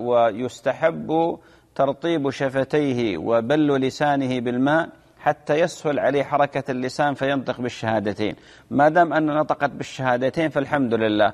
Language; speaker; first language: Arabic; native; Arabic